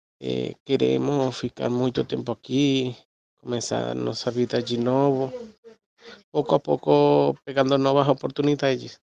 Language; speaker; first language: Portuguese; non-native, learner; Spanish